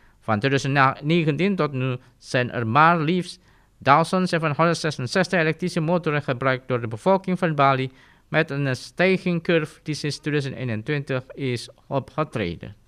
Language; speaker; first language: Dutch; non-native, fluent; Indonesian